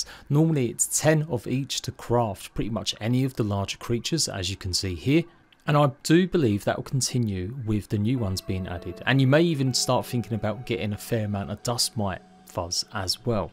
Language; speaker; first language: English; native; English